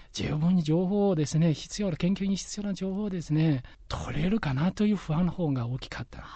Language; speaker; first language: Japanese; non-native, fluent; Chinese